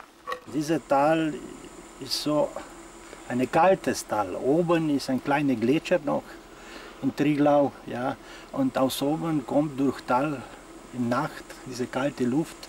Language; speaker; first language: German; non-native, learner; Slovenian